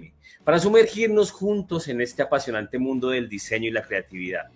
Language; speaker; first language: Spanish; native; Spanish